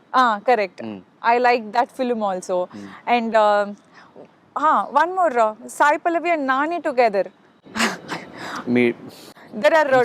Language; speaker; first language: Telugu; non-native, fluent; Kannada